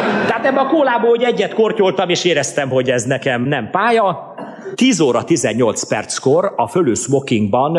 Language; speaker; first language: Hungarian; native; Hungarian